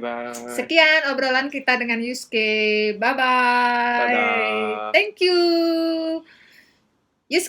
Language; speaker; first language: Indonesian; non-native, learner; Japanese